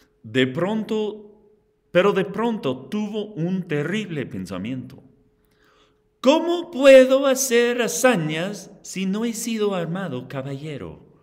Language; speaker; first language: Spanish; non-native, fluent; English